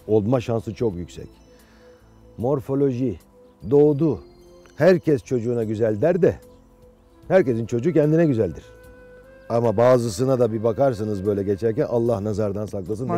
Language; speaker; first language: Turkish; native; Turkish